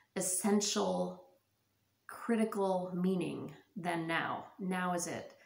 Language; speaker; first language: English; native; English